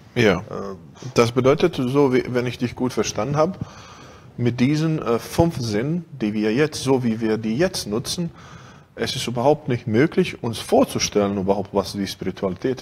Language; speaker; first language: German; non-native, fluent; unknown